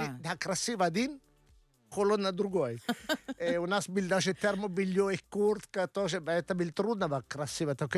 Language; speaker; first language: Russian; non-native, learner; Italian